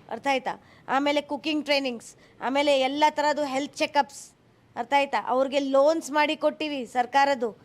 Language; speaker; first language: Kannada; non-native, local second language; Hindi